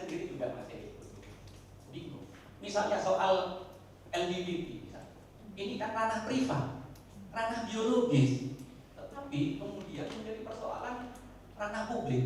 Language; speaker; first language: Indonesian; native; Indonesian